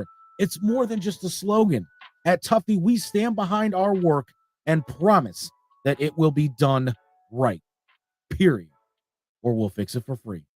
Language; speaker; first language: English; native; English